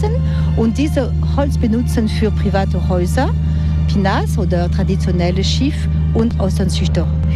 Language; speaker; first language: German; non-native, learner; French